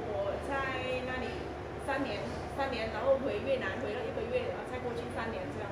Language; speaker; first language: Chinese; non-native, fluent; Vietnamese